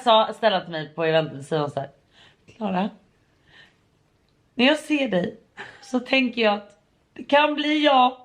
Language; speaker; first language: Swedish; native; Swedish